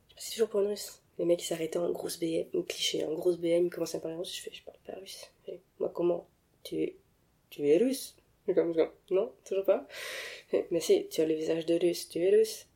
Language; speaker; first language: French; native; French